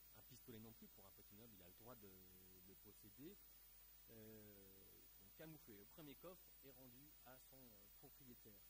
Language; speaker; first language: French; native; French